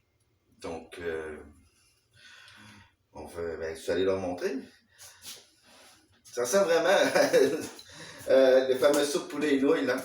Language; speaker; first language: French; native; French